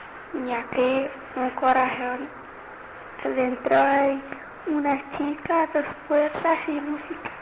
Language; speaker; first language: Spanish; non-native, learner; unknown